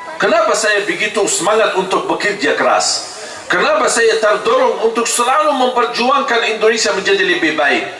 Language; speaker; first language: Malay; non-native, fluent; Arabic